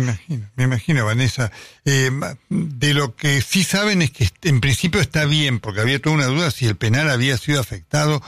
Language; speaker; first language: Spanish; native; Spanish